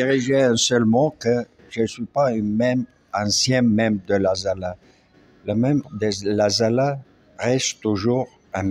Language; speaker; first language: French; non-native, local second language; Armenian